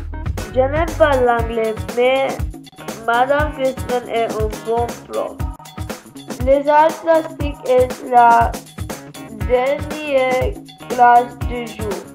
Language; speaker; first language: French; non-native, learner; English